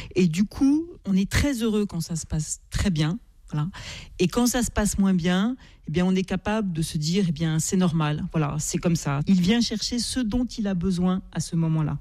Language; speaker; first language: French; native; French